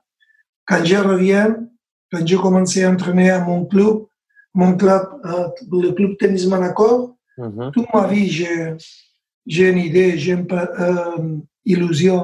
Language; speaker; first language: French; non-native, learner; Spanish